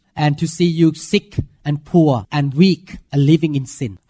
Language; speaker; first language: English; non-native, fluent; Thai